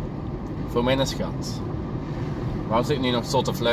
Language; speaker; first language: Dutch; native; Dutch